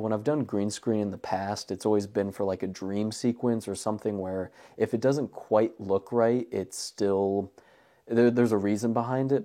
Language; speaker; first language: English; native; English